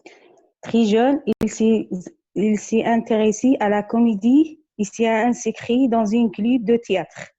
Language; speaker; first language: French; non-native, learner; Arabic